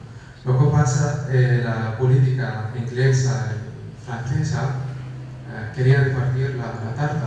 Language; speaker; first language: Spanish; non-native, fluent; Kurdish